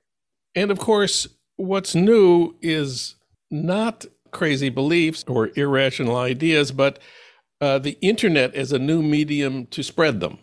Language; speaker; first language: English; native; English